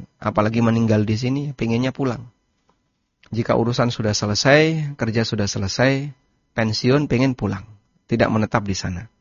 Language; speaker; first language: Indonesian; non-native, local second language; Javanese